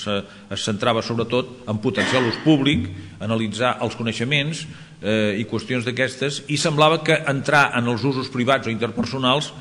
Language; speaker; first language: Catalan; native; Catalan